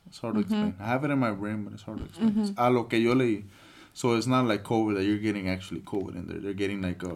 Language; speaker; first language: English; early bilingual, other home language; Spanish